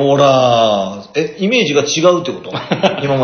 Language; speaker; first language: Japanese; native; Japanese